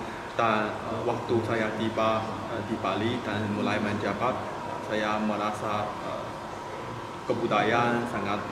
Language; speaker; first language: Indonesian; non-native, fluent; Chinese